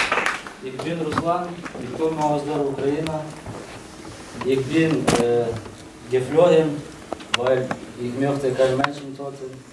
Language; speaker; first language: German; non-native, learner; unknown